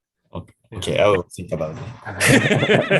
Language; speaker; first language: English; non-native, learner; Japanese